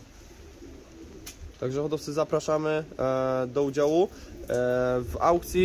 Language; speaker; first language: Polish; native; Polish